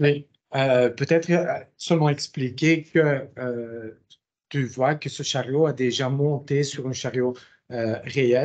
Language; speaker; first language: French; non-native, local second language; Dutch